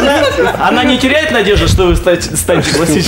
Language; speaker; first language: Russian; native; Russian